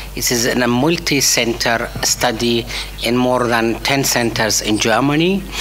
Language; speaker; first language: English; non-native, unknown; Arabic